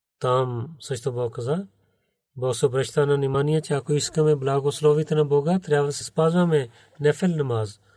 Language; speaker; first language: Bulgarian; non-native, learner; Urdu